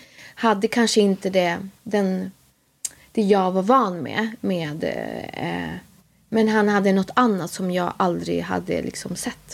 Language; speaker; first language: Swedish; native; Swedish